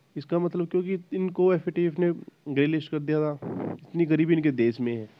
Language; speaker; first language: Hindi; native; Hindi